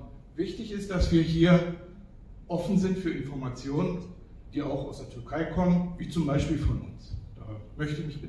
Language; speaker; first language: German; early bilingual, other home language; Turkish